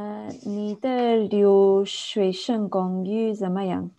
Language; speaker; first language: Chinese; non-native, learner; English